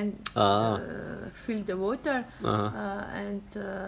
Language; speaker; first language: English; non-native, learner; Slovenian